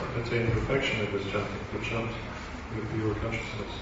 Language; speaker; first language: English; non-native, fluent; Russian